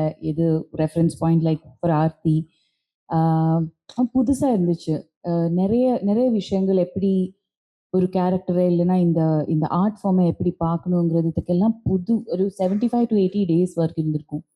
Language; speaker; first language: Tamil; non-native, local second language; Malayalam